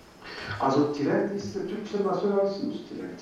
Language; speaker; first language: German; non-native, learner; Turkish